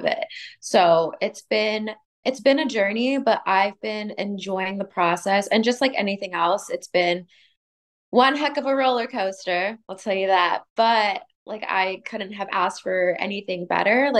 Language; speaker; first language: English; native; English